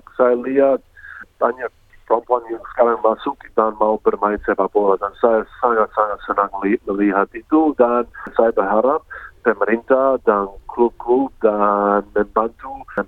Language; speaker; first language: Indonesian; early bilingual, heritage; English